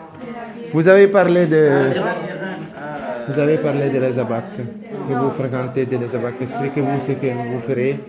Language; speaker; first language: French; non-native, fluent; Italian